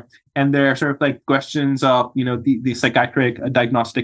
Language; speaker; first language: English; non-native, local second language; Urdu